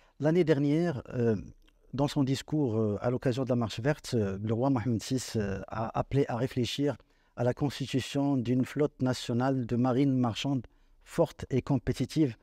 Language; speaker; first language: French; non-native, local second language; Arabic